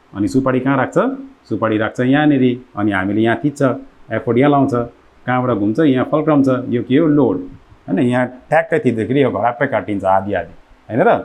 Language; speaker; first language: Nepali; native; Nepali